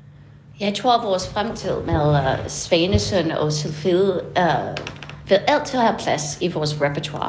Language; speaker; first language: Danish; non-native, fluent; English